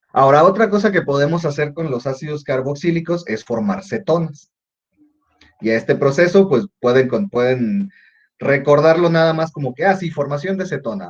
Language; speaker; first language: Spanish; native; Spanish